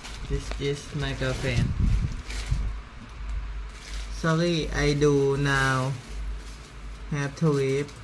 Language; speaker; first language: English; non-native, learner; Thai